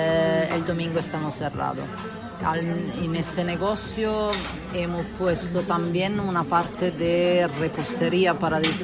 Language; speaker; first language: Spanish; non-native, fluent; Italian